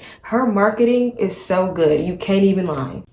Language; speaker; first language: English; native; English